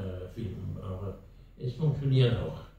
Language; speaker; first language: German; non-native, learner; Danish